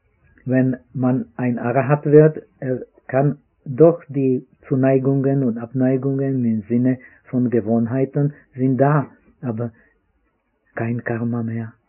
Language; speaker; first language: German; non-native, fluent; Czech